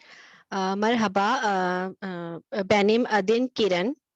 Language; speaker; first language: Turkish; non-native, learner; Urdu